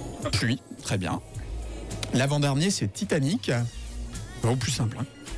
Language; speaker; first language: French; native; French